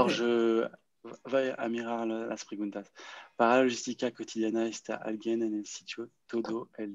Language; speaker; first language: Spanish; non-native, learner; French